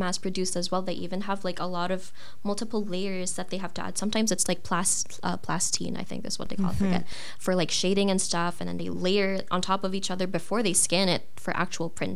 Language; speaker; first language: English; non-native, local second language; Filipino